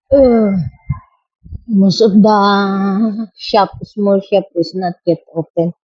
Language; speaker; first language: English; non-native, local second language; Filipino